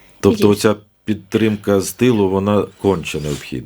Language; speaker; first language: Ukrainian; native; Ukrainian